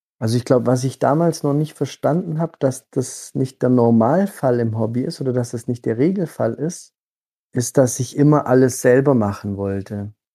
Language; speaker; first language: German; early bilingual, other home language; Italian